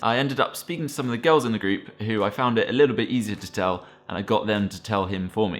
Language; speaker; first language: English; native; English